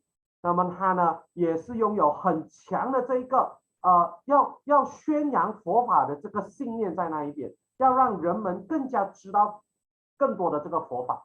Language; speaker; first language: Chinese; native; Chinese